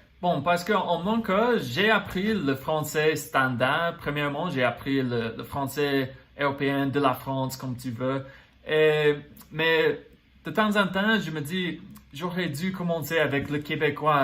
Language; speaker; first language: French; non-native, fluent; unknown